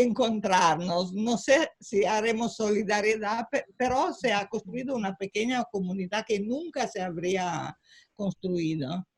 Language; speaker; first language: Spanish; non-native, fluent; Italian